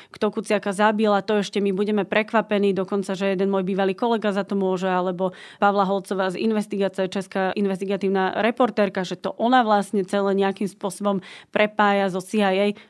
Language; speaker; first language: Slovak; native; Slovak